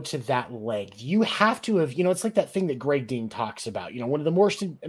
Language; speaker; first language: English; native; English